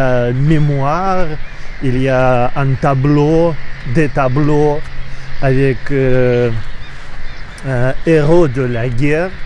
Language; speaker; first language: French; non-native, learner; Russian